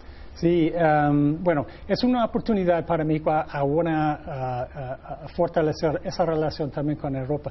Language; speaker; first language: Spanish; non-native, fluent; English